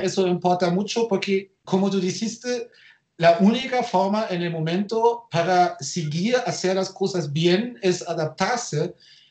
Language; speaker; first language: Spanish; non-native, fluent; German